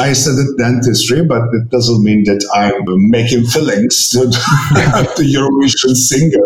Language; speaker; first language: English; non-native, fluent; Turkish